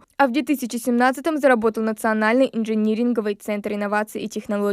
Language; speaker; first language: Russian; native; Russian